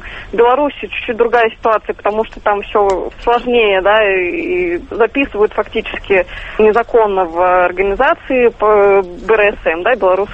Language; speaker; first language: Russian; native; Russian